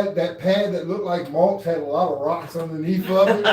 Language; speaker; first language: English; native; English